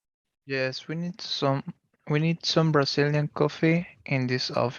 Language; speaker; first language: English; non-native, learner; Portuguese